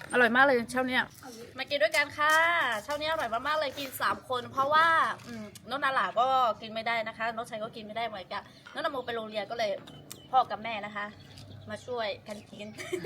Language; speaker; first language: Thai; non-native, local second language; Lahu